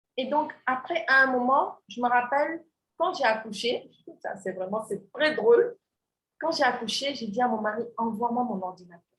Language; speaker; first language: French; non-native, local second language; Wolof